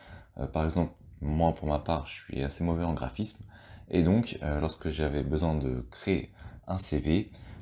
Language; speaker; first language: French; native; French